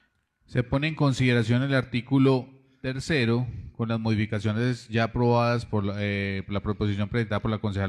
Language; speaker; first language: Spanish; native; Spanish